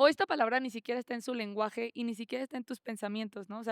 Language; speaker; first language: Spanish; native; Spanish